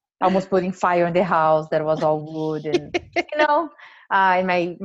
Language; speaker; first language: English; non-native, fluent; Portuguese